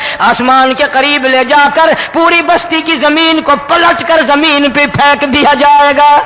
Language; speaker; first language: Urdu; non-native, local second language; Saraiki